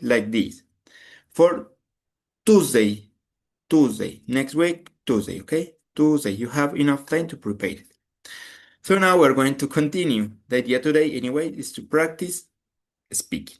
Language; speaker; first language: English; non-native, fluent; Spanish